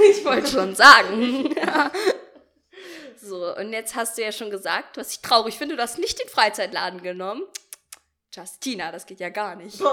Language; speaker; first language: German; native; German